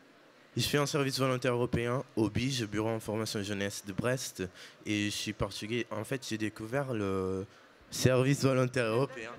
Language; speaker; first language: French; non-native, fluent; Portuguese